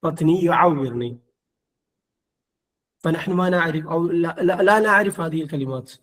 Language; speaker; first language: Arabic; non-native, fluent; Malayalam